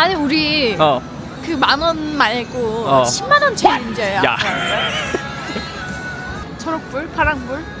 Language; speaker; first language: Korean; non-native, fluent; Turkish